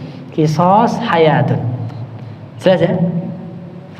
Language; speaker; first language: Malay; non-native, local second language; Javanese